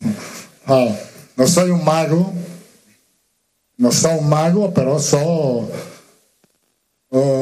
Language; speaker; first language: Portuguese; non-native, learner; Spanish